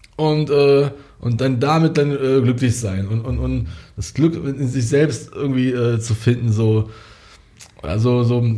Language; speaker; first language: German; early bilingual, other home language; Hungarian